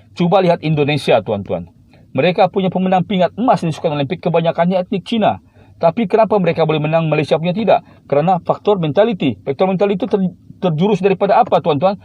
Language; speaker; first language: Malay; native; Malay